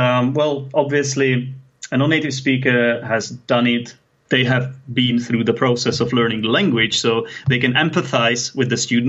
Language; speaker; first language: English; non-native, fluent; Czech